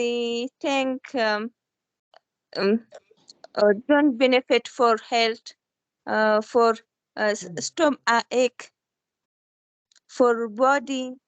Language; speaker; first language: English; non-native, learner; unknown